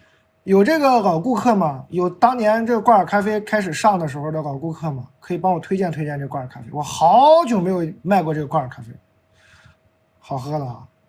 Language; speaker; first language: Chinese; native; Chinese